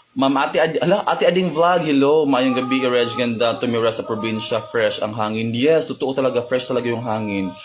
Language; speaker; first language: Filipino; non-native, local second language; Cebuano